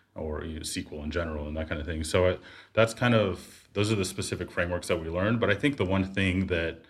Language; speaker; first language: English; native; English